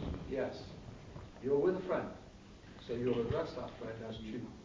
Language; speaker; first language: English; native; English